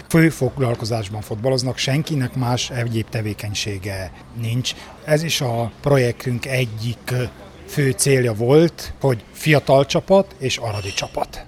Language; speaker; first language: Hungarian; native; Hungarian